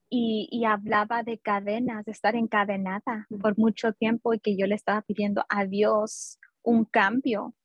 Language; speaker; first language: Spanish; early bilingual, heritage; Spanish